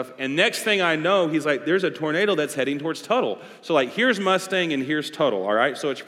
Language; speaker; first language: English; native; English